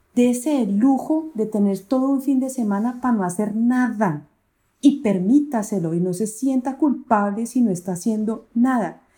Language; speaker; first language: Spanish; native; Spanish